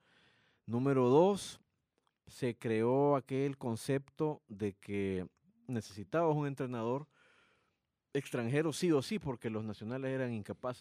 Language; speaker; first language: Spanish; native; Spanish